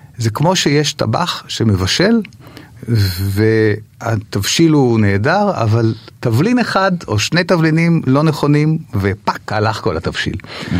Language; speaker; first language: Hebrew; native; Hebrew